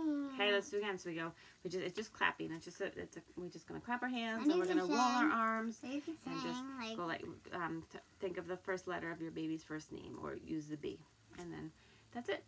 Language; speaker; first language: English; native; English